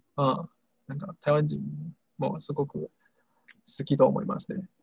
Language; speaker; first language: Japanese; non-native, learner; Chinese